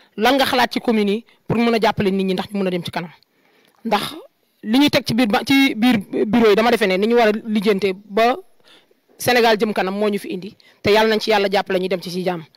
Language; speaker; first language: Wolof; non-native, local second language; Jola-Fonyi